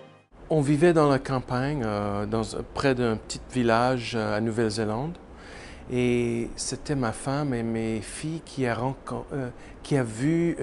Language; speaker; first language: French; non-native, learner; English